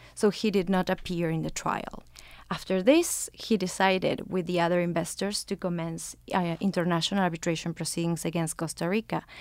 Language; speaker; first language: English; non-native, fluent; Spanish